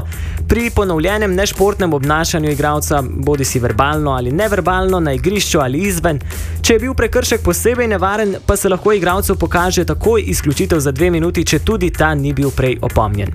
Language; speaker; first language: Slovenian; native; Slovenian